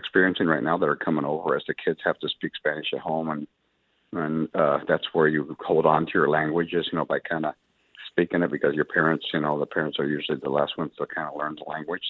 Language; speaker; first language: English; early bilingual, other home language; Spanish